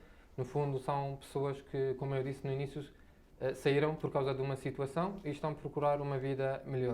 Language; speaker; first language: Portuguese; non-native, fluent; Arabic